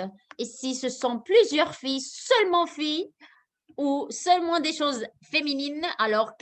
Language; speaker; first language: French; non-native, fluent; Arabic